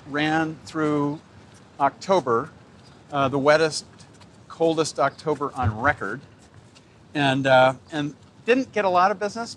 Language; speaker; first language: English; native; English